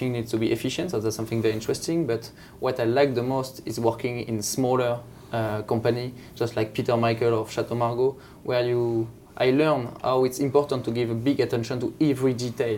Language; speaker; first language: English; non-native, fluent; French